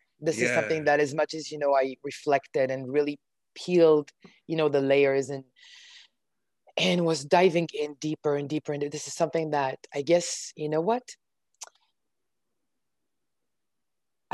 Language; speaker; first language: English; non-native, fluent; Hebrew